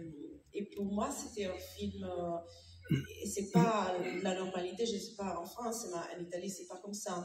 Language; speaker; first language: French; non-native, learner; Italian